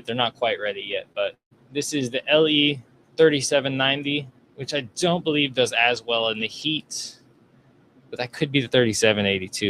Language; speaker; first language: English; native; English